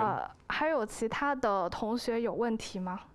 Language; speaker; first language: Chinese; native; Chinese